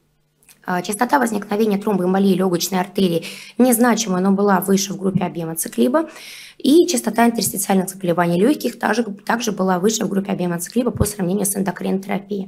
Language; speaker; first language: Russian; native; Russian